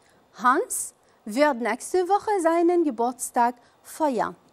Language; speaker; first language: German; non-native, fluent; Arabic